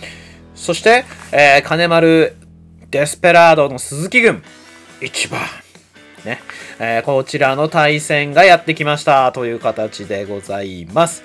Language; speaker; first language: Japanese; native; Japanese